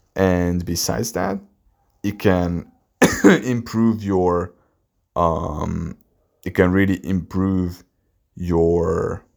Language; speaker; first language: English; non-native, fluent; Hungarian